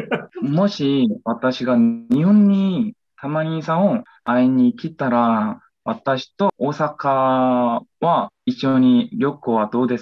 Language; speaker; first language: Japanese; non-native, learner; Korean